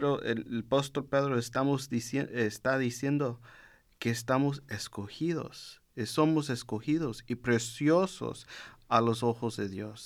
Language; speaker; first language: Spanish; early bilingual, heritage; Spanish